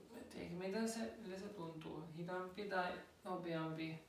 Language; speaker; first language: Finnish; non-native, learner; German